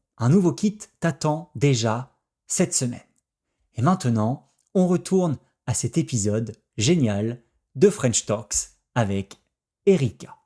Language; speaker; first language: French; native; French